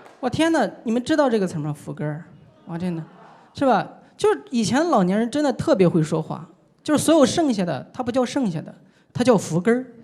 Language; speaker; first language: Chinese; native; Chinese